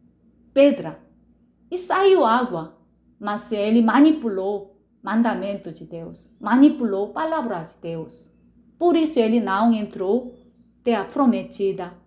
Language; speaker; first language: Portuguese; non-native, learner; Korean